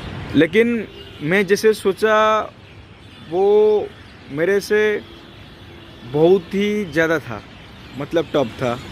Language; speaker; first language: Hindi; non-native, local second language; Odia